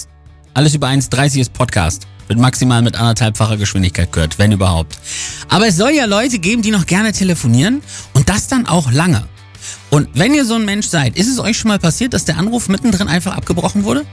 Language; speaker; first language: German; native; German